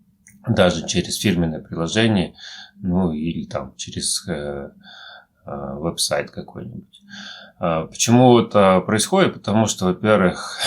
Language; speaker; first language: Russian; native; Russian